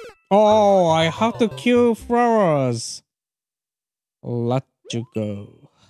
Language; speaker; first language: English; non-native, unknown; Japanese